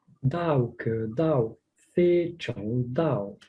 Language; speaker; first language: Chinese; non-native, learner; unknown